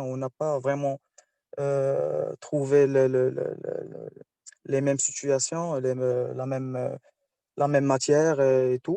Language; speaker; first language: French; non-native, local second language; Arabic